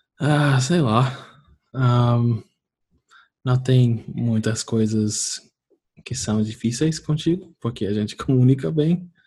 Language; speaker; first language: Portuguese; non-native, fluent; English